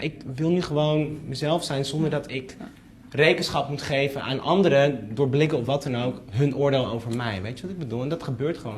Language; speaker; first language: Dutch; native; Dutch